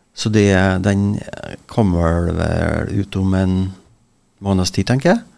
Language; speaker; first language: Norwegian; native; Norwegian